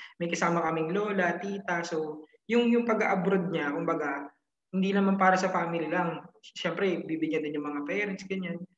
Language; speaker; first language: Filipino; native; Filipino